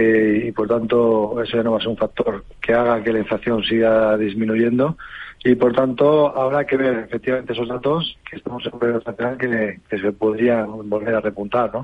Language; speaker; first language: Spanish; native; Spanish